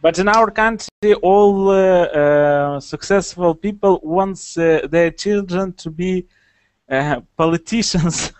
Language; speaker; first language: English; non-native, learner; Russian